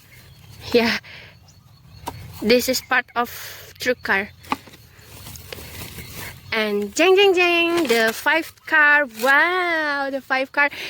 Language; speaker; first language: English; non-native, learner; Indonesian